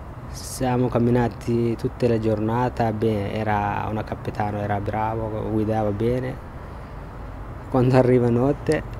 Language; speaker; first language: Italian; non-native, learner; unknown